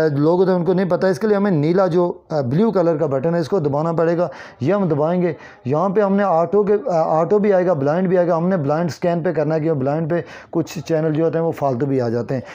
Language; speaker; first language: Urdu; non-native, local second language; Kashmiri